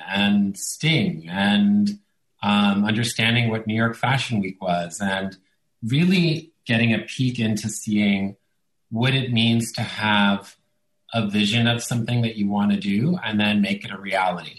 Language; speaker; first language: English; early bilingual, other home language; Italian